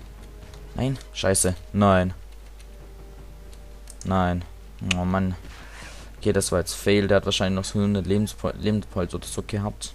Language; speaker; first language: German; native; German